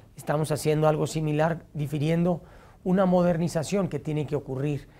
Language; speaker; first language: Spanish; native; Spanish